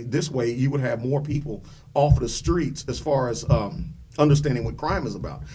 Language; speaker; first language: English; native; English